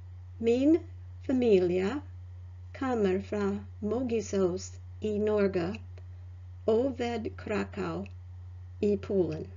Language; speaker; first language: Norwegian; non-native, learner; English